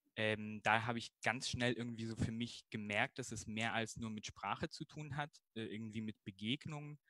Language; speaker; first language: German; early bilingual, other home language; Spanish